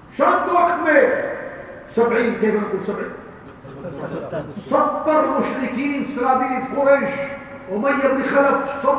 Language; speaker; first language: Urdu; non-native, learner; Arabic